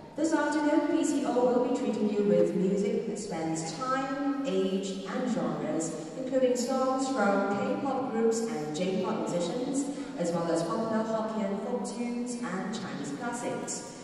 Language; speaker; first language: English; non-native, local second language; Chinese